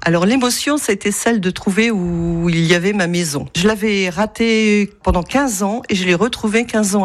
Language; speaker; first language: French; native; French